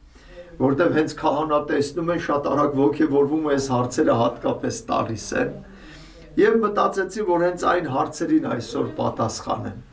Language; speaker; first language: Armenian; native; Armenian